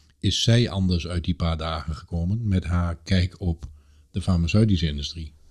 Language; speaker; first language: Dutch; native; Dutch